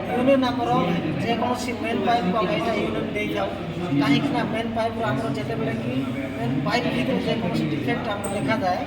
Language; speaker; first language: Odia; native; Odia